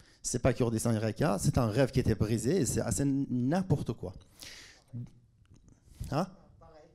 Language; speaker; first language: French; non-native, fluent; Kurdish